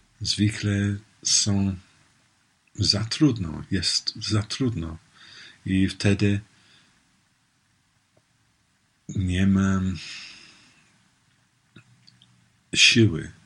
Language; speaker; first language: Polish; non-native, learner; English